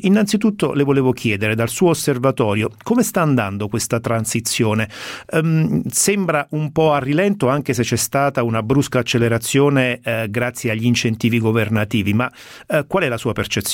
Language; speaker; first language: Italian; native; Italian